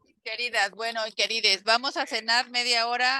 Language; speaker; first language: Spanish; native; Spanish